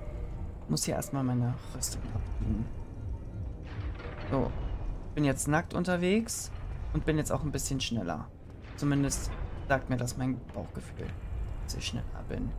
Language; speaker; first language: German; native; German